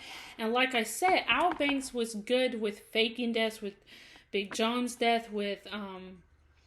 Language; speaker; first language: English; native; English